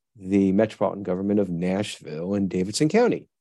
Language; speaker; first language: English; native; English